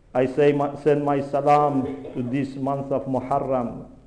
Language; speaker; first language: English; non-native, fluent; Persian